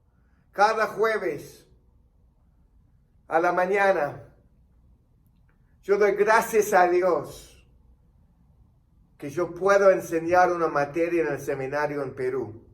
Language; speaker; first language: Spanish; non-native, fluent; English